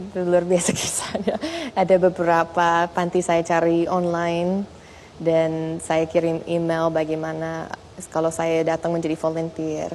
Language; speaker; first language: Indonesian; non-native, fluent; English